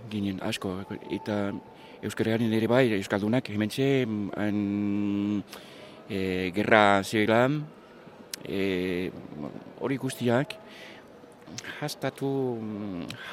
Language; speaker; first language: Basque; non-native, learner; English